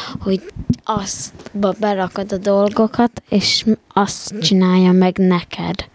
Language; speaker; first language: Hungarian; early bilingual, heritage; Hungarian